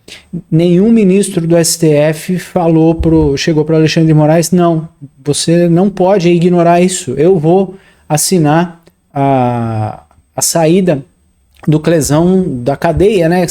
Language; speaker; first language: Portuguese; native; Portuguese